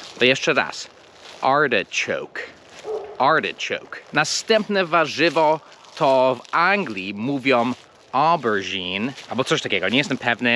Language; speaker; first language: Polish; non-native, fluent; English